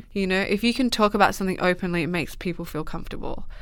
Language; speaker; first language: English; native; English